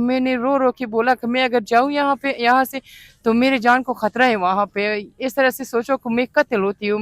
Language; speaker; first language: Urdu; non-native, fluent; Persian